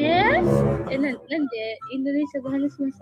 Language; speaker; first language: Japanese; non-native, learner; Indonesian